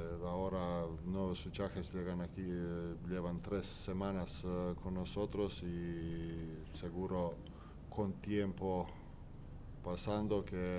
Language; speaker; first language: Spanish; non-native, fluent; Croatian